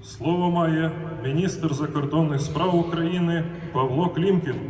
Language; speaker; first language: Ukrainian; native; Ukrainian